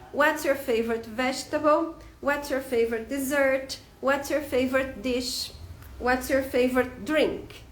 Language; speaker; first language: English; non-native, fluent; Portuguese